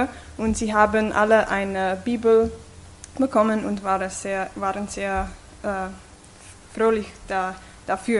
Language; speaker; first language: German; non-native, fluent; English